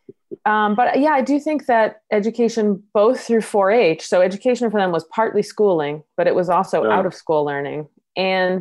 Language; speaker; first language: English; native; English